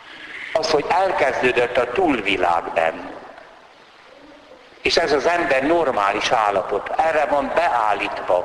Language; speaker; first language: Hungarian; native; Hungarian